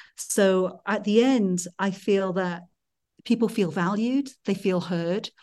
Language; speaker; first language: English; native; English